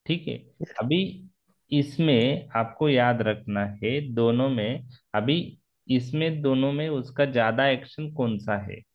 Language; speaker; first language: Hindi; non-native, local second language; Marathi